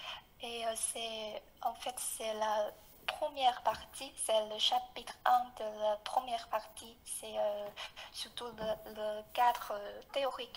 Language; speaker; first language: French; non-native, fluent; Chinese